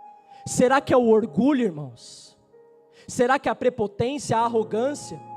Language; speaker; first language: Portuguese; native; Portuguese